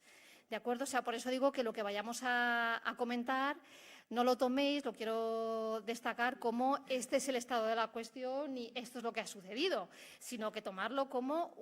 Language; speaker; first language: Spanish; native; Spanish